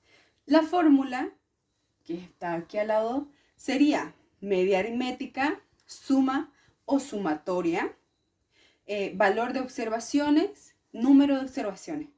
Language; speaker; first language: Spanish; native; Spanish